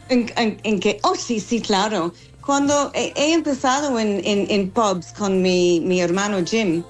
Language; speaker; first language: Spanish; non-native, fluent; English